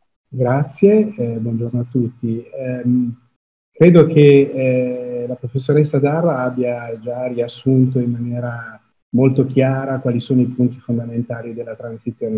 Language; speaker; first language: Italian; native; Italian